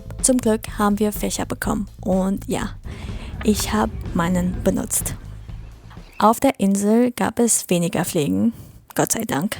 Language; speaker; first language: German; non-native, fluent; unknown